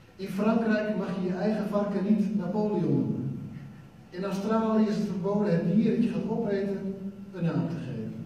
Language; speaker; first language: Dutch; non-native, local second language; Western Frisian